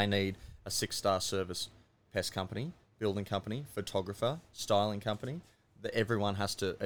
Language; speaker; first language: English; native; English